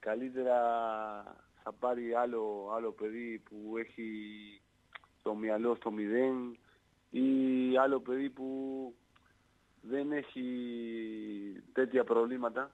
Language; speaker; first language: Greek; non-native, learner; Spanish